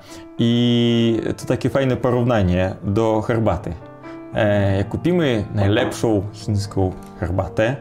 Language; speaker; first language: Polish; non-native, fluent; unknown